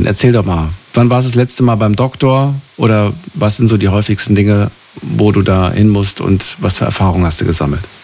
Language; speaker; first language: German; native; German